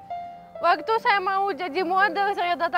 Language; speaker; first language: Indonesian; non-native, learner; Russian